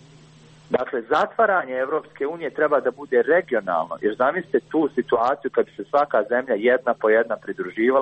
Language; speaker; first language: Croatian; native; Croatian